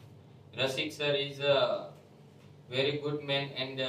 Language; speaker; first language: English; non-native, learner; Gujarati